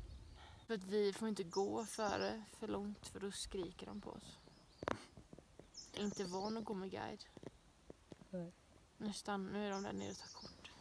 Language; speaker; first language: Swedish; native; Swedish